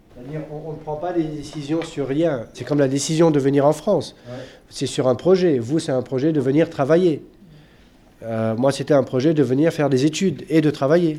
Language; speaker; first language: French; non-native, local second language; Arabic